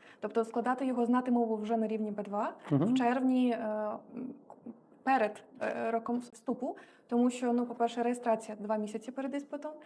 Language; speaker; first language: Ukrainian; native; Ukrainian